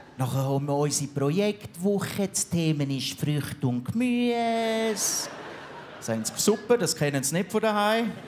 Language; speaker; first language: German; native; German